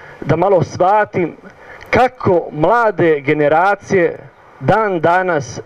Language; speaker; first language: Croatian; non-native, learner; Italian